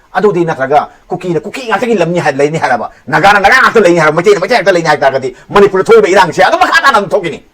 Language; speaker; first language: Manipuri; native; Manipuri